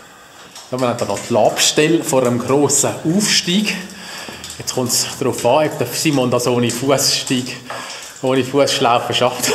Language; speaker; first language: German; native; German